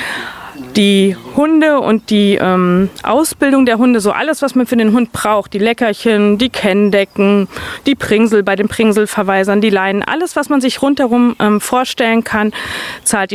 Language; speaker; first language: German; native; German